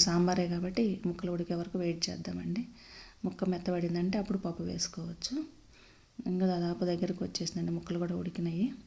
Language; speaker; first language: Telugu; native; Telugu